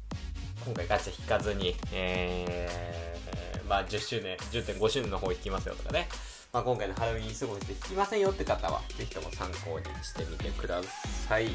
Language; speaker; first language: Japanese; native; Japanese